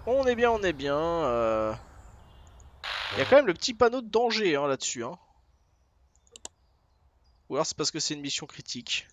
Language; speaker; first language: French; native; French